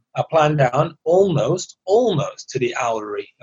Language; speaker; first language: English; early bilingual, other home language; Persian